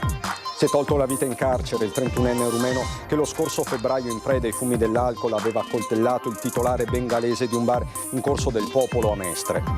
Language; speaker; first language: Italian; native; Italian